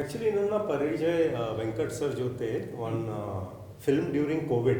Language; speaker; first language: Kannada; non-native, learner; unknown